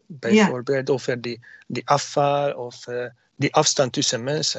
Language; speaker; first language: Dutch; non-native, learner; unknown